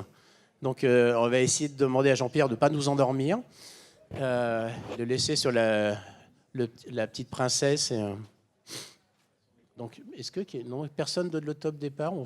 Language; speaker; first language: French; native; French